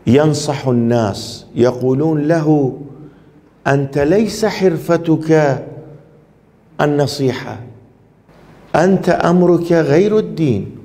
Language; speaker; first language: Arabic; non-native, fluent; Persian